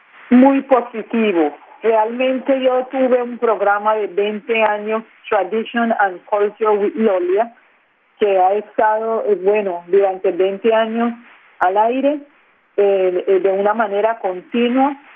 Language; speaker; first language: Spanish; non-native, local second language; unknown